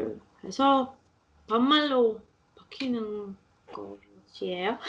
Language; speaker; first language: Korean; non-native, learner; Latvian